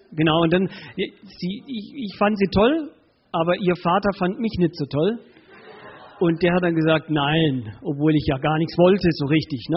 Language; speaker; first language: German; early bilingual, other home language; Spanish